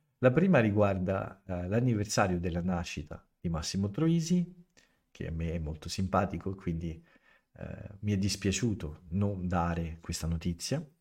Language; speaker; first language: Italian; native; Italian